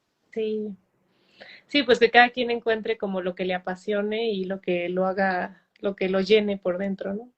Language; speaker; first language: Spanish; native; Spanish